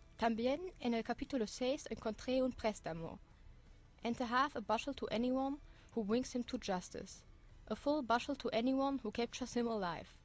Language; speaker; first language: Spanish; non-native, fluent; German